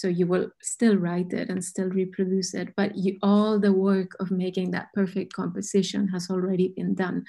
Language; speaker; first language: English; non-native, fluent; Spanish